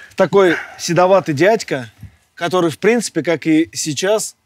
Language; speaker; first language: Russian; native; Russian